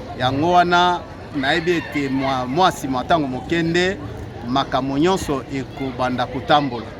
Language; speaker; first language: Lingala; native; Lingala